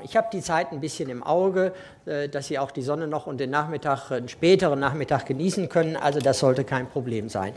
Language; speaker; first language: German; native; German